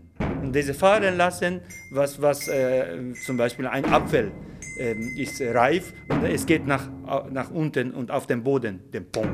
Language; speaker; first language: German; non-native, fluent; Japanese